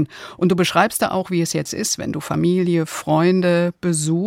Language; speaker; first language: German; native; German